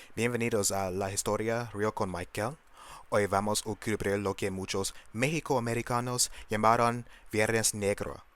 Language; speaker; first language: Spanish; non-native, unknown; English